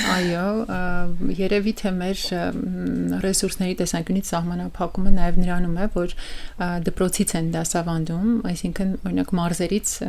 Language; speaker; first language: Armenian; early bilingual, heritage; Armenian